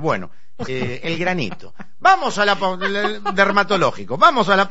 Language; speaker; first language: Spanish; native; Spanish